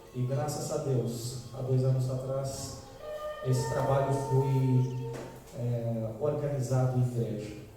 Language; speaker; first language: Portuguese; non-native, fluent; Romanian